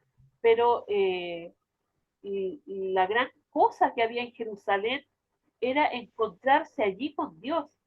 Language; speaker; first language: Spanish; native; Spanish